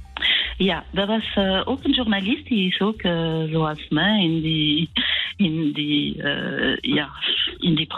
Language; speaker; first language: Dutch; non-native, local second language; French